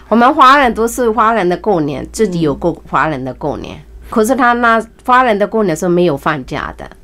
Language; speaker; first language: Chinese; early bilingual, heritage; Chinese